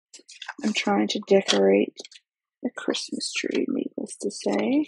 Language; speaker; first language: English; native; English